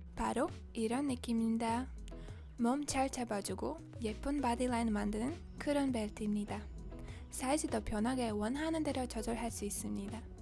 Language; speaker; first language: Korean; non-native, fluent; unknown